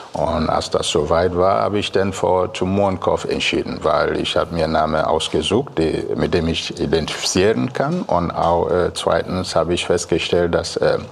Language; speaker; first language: German; non-native, fluent; Igbo